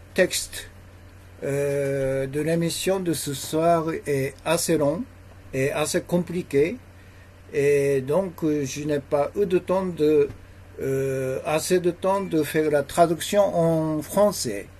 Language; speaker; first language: French; non-native, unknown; Japanese